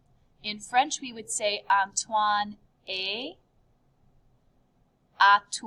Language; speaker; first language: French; non-native, fluent; English